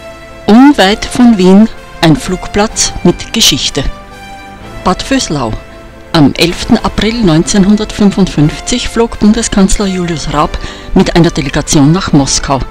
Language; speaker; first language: German; native; German